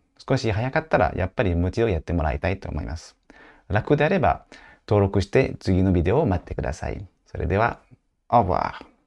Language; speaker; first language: Japanese; non-native, fluent; French